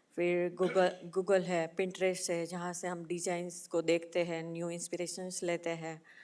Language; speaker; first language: Hindi; non-native, local second language; Gujarati